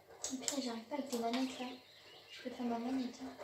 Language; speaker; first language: French; native; French